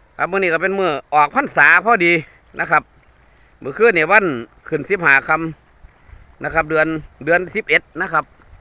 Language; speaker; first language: Thai; native; Thai